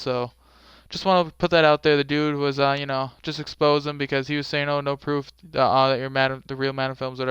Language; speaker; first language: English; native; English